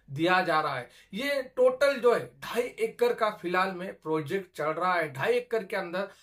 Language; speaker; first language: Hindi; non-native, local second language; Marathi